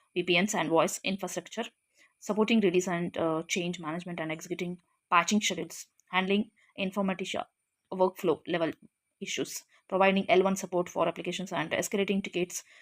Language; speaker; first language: English; non-native, local second language; Kannada